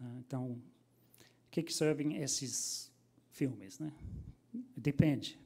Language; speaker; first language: Portuguese; non-native, fluent; English